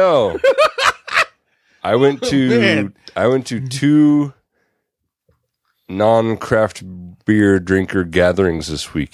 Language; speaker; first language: English; native; English